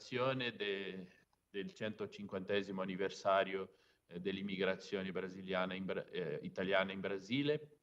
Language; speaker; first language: Italian; non-native, fluent; Portuguese